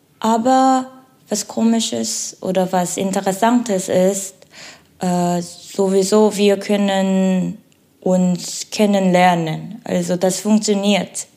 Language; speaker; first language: German; non-native, learner; Korean